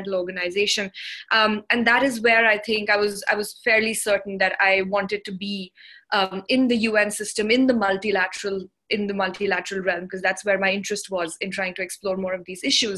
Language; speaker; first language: English; non-native, local second language; Hindi